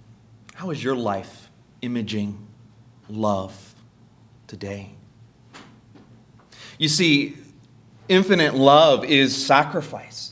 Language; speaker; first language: English; native; English